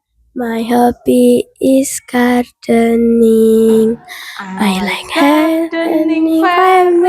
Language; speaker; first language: English; non-native, learner; Indonesian